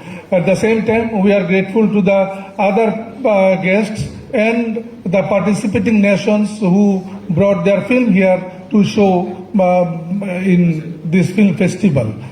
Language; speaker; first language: English; non-native, local second language; Bangla